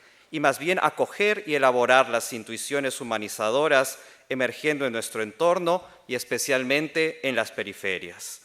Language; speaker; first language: Spanish; native; Spanish